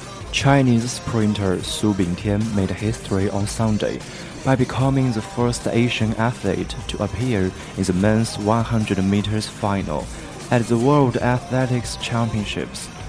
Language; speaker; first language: English; non-native, fluent; Chinese